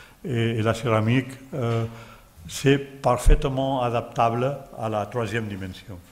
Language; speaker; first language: French; non-native, learner; Catalan